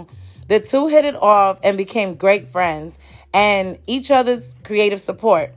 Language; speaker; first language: English; early bilingual, other home language; Spanish